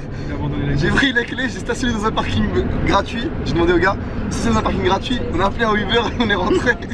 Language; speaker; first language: French; native; French